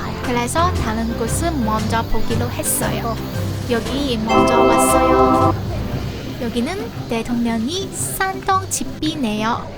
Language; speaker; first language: Korean; non-native, learner; Cantonese